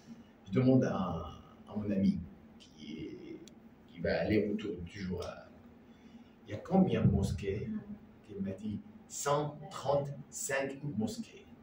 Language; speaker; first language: French; non-native, learner; Arabic